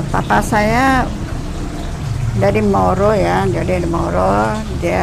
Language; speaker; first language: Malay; non-native, local second language; Min Nan Chinese